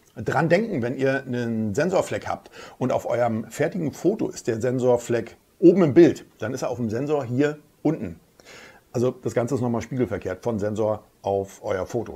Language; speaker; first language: German; native; German